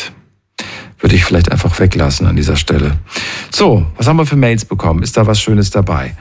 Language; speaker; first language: German; native; German